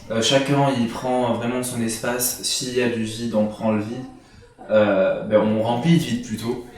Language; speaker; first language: French; non-native, local second language; Arabic